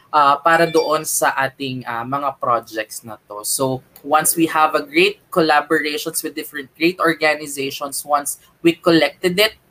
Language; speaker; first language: English; non-native, local second language; Filipino